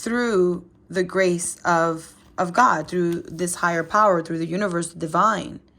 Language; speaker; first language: English; native; English